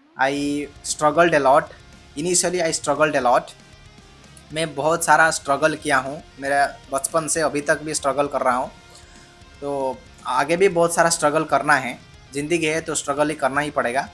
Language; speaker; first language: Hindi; non-native, local second language; Odia